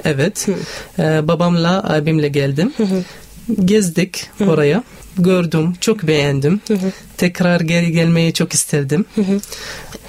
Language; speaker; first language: Turkish; non-native, learner; Arabic